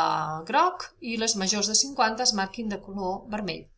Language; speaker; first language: Catalan; native; Catalan